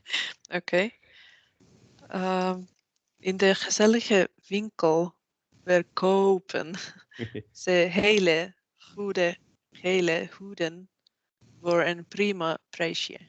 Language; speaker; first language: Dutch; non-native, learner; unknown